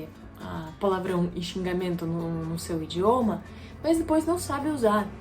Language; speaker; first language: Portuguese; non-native, fluent; Russian